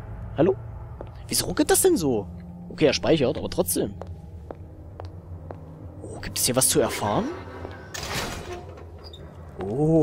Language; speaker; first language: German; native; German